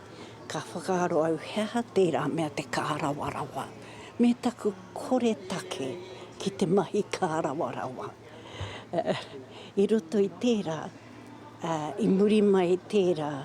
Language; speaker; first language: Māori; non-native, local second language; English